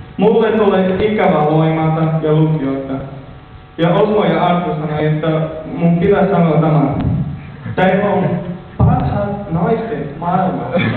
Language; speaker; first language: Finnish; non-native, learner; English